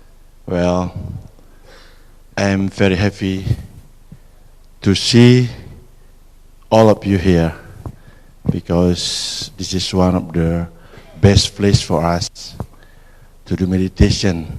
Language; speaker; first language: English; non-native, fluent; Indonesian